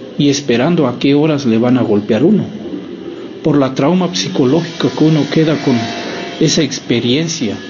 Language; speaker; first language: Spanish; non-native, local second language; Tzotzil